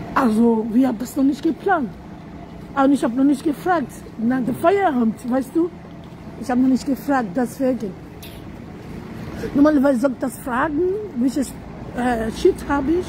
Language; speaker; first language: German; non-native, learner; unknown